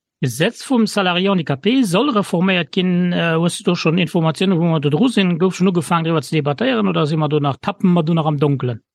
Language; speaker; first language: Luxembourgish; native; Luxembourgish